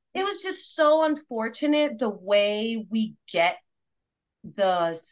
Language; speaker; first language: English; non-native, fluent; Spanish